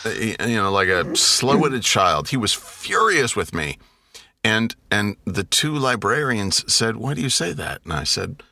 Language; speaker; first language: English; native; English